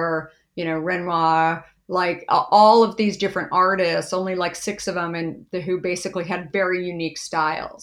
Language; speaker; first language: English; native; English